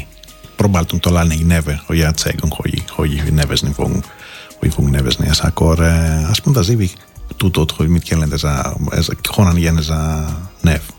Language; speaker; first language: Hungarian; non-native, fluent; Greek